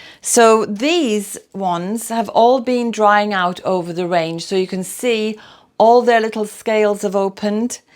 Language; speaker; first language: English; native; English